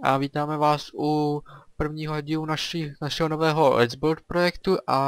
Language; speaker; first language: Czech; native; Czech